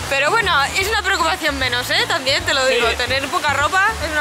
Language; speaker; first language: Spanish; native; Spanish